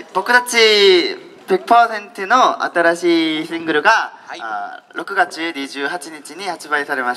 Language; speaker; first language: Japanese; non-native, fluent; Korean